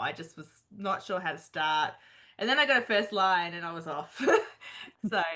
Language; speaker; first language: English; native; English